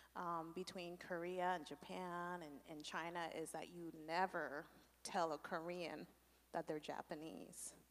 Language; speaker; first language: English; native; English